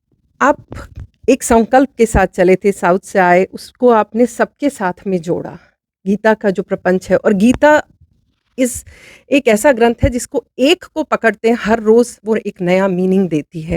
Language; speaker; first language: Hindi; native; Hindi